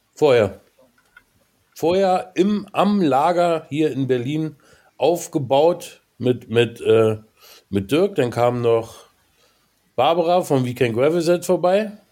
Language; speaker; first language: German; native; German